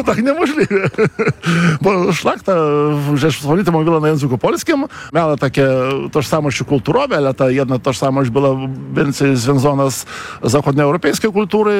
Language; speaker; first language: Polish; non-native, fluent; Lithuanian